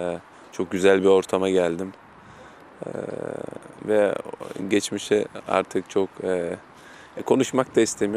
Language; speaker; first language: Turkish; early bilingual, heritage; German